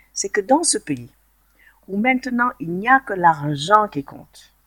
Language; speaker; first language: French; non-native, local second language; Wolof